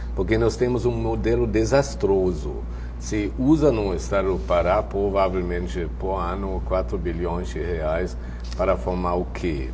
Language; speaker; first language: Portuguese; non-native, fluent; German